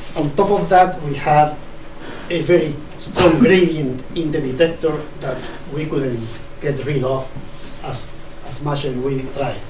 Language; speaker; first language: English; non-native, fluent; Spanish